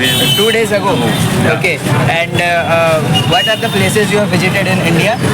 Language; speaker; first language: English; non-native, local second language; Hindi